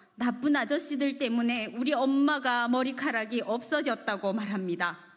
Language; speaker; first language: Korean; native; Korean